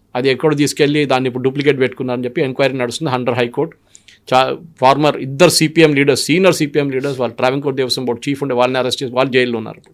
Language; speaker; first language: Telugu; non-native, local second language; Malayalam